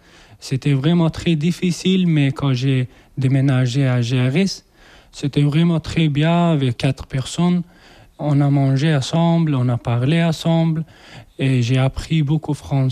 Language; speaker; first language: French; non-native, learner; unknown